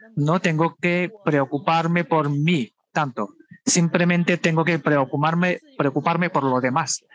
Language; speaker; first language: Spanish; non-native, fluent; Chinese